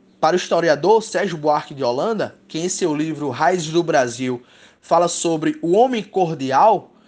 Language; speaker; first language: Portuguese; native; Portuguese